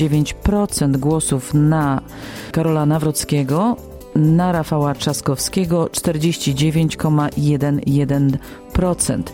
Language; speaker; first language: Polish; native; Polish